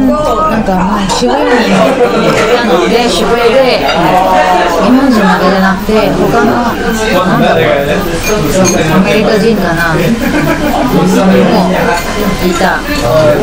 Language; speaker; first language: Japanese; native; Japanese